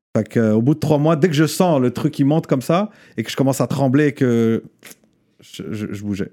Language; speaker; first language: French; non-native, local second language; Arabic